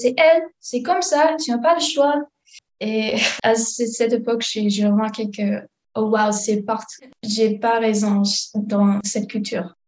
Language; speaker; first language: French; non-native, fluent; English